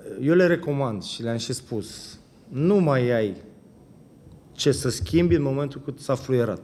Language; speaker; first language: Romanian; native; Romanian